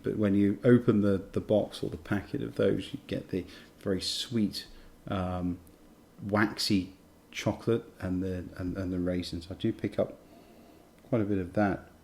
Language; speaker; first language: English; native; English